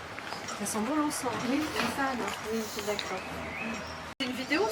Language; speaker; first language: French; native; French